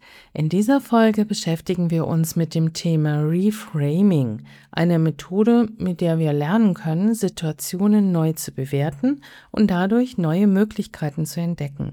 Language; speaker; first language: German; native; German